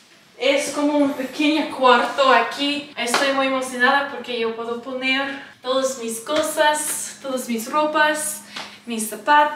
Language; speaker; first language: Spanish; non-native, learner; English